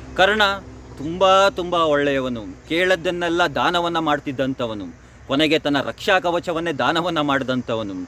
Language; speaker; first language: Kannada; native; Kannada